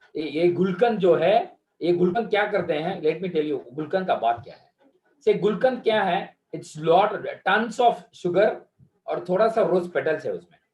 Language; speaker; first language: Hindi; non-native, local second language; Kannada